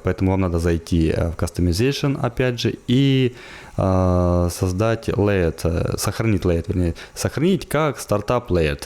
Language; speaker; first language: Russian; native; Russian